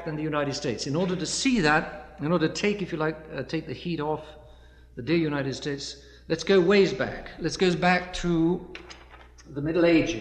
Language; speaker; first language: English; native; English